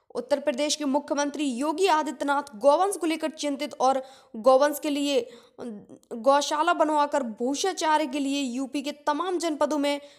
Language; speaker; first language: Hindi; native; Hindi